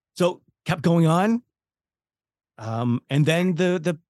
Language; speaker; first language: English; native; English